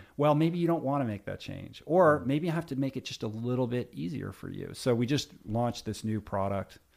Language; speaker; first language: English; native; English